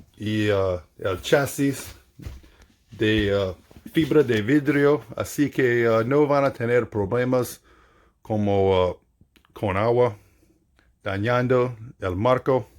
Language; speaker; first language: Spanish; non-native, fluent; English